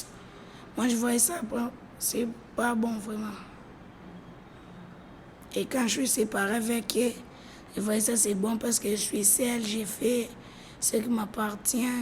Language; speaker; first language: French; non-native, learner; Lingala